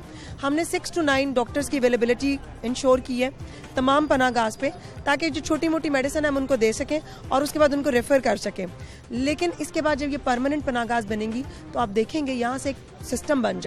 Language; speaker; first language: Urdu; non-native, local second language; Punjabi